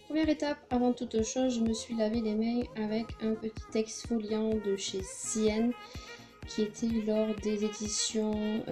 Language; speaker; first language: French; native; French